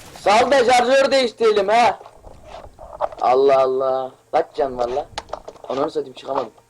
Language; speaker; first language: Turkish; native; Turkish